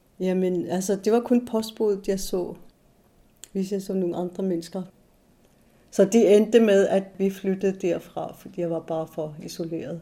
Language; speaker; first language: Danish; non-native, local second language; Kalaallisut